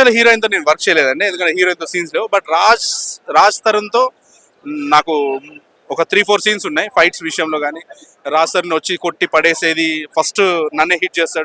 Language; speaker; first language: Telugu; native; Telugu